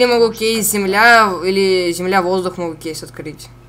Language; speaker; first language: Russian; native; Russian